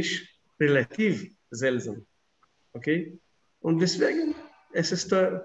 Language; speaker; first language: German; non-native, fluent; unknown